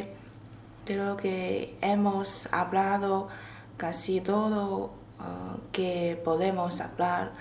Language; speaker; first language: Spanish; non-native, learner; Chinese